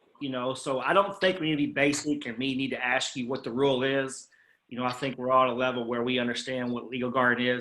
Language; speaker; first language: English; native; English